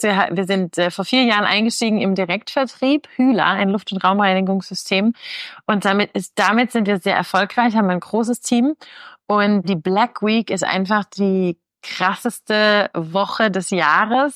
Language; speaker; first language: German; native; German